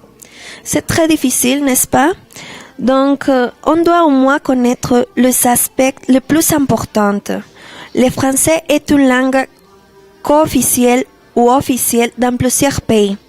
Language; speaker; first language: French; non-native, learner; Spanish